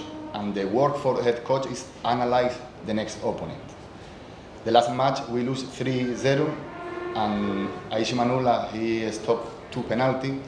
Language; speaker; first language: English; non-native, learner; Spanish